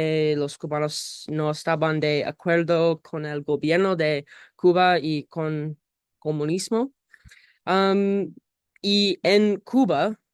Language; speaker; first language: Spanish; non-native, learner; English